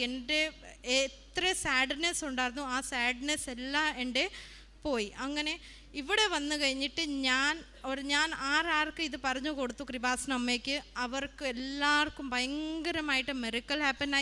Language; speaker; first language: Malayalam; early bilingual, heritage; Malayalam